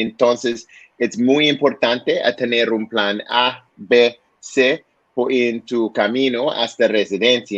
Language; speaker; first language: Spanish; non-native, learner; English